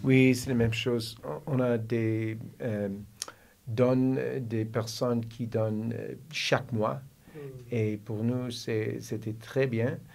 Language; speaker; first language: French; non-native, learner; English